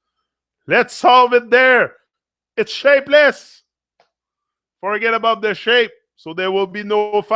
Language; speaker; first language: English; non-native, fluent; French